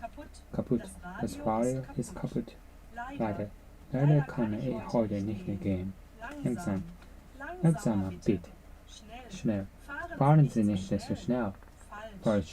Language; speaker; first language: German; non-native, learner; Japanese